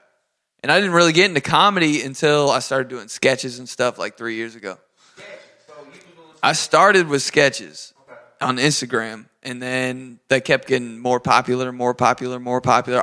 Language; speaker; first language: English; native; English